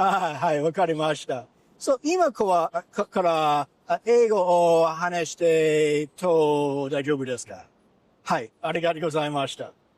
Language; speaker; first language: Japanese; non-native, learner; English